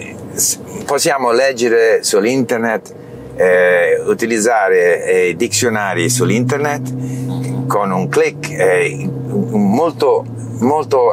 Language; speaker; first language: Italian; non-native, learner; English